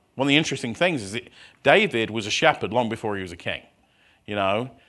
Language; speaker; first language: English; native; English